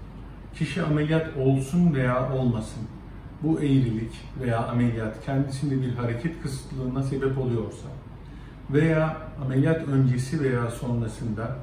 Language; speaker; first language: Turkish; native; Turkish